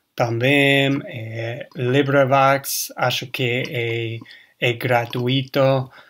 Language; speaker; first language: Portuguese; non-native, learner; English